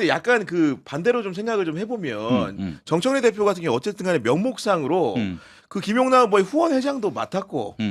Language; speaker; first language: Korean; native; Korean